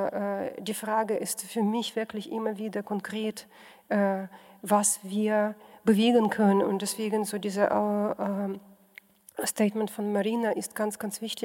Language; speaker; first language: German; non-native, fluent; Russian